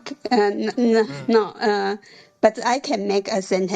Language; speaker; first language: English; non-native, learner; Chinese